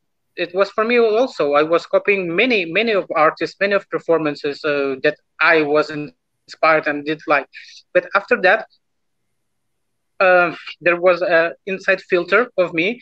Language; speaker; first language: English; non-native, fluent; Lithuanian